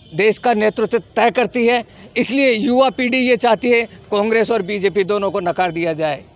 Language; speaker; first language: Hindi; native; Hindi